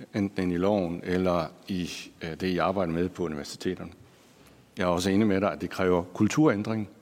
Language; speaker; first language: Danish; native; Danish